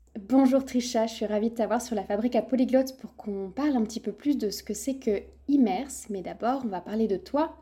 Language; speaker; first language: French; native; French